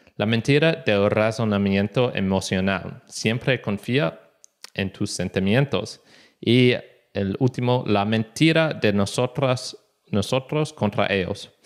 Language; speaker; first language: Spanish; non-native, learner; English